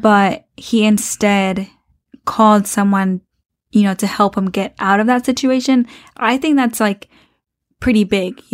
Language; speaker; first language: English; early bilingual, other home language; Spanish